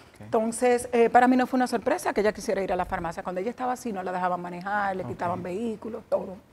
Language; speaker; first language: Spanish; native; Spanish